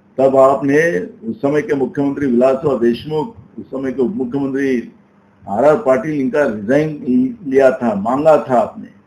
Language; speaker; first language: Hindi; non-native, local second language; Marathi